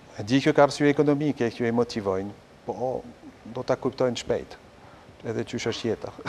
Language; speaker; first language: Albanian; non-native, fluent; French